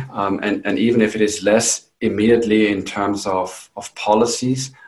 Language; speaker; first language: English; non-native, fluent; German